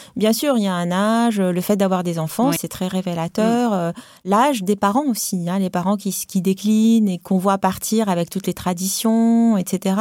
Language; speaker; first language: French; non-native, local second language; Arabic